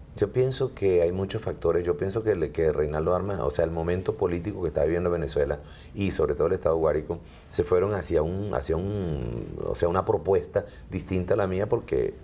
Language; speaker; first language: Spanish; native; Spanish